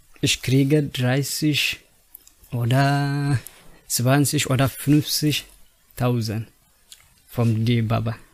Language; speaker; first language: German; non-native, learner; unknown